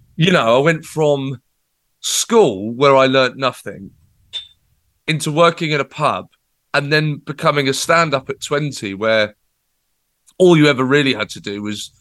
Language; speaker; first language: English; native; English